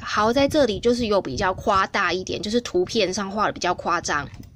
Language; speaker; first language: Chinese; native; Chinese